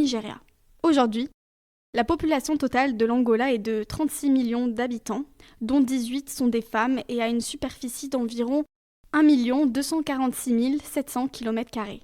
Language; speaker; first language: French; native; French